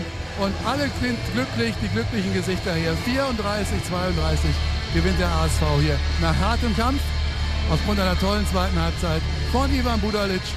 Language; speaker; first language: German; native; German